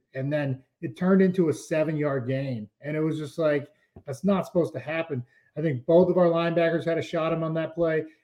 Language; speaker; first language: English; native; English